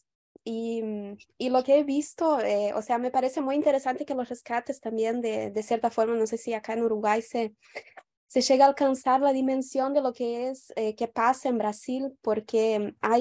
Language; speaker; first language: Spanish; non-native, fluent; Portuguese